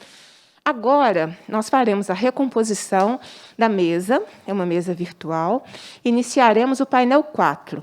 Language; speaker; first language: Portuguese; native; Portuguese